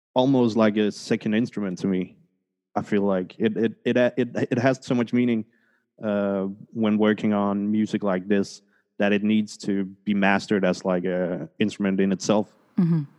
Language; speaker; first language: English; early bilingual, other home language; Spanish